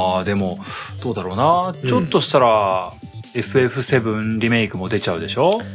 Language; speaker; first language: Japanese; native; Japanese